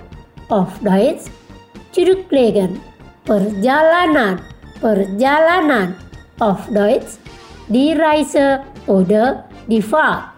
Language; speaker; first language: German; non-native, fluent; Indonesian